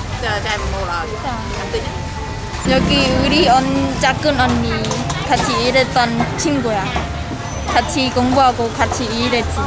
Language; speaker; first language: Korean; non-native, learner; Khmer